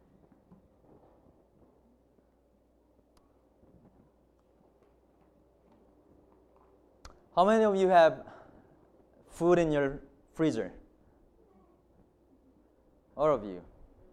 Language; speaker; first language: English; non-native, fluent; Korean